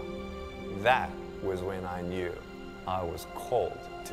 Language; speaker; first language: English; native; English